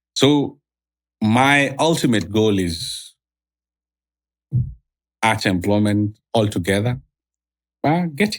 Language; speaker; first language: English; non-native, local second language; Swahili